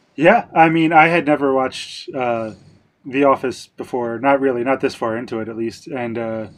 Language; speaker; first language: English; native; English